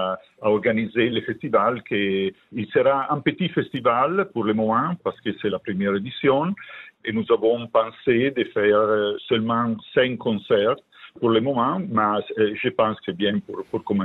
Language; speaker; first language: French; non-native, learner; Italian